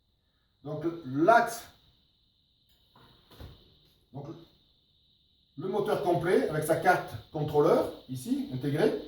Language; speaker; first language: French; native; French